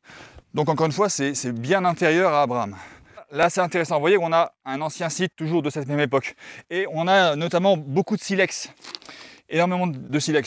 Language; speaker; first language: French; native; French